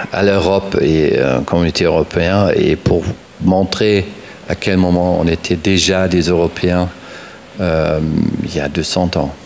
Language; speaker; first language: French; non-native, fluent; German